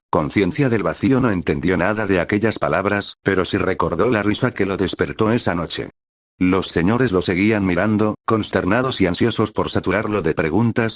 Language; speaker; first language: Spanish; native; Spanish